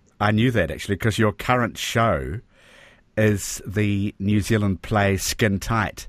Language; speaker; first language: English; native; English